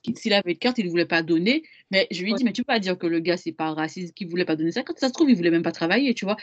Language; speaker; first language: French; native; French